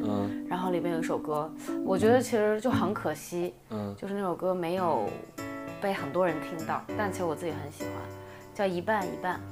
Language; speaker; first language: Chinese; native; Chinese